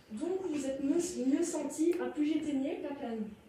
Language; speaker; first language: French; native; French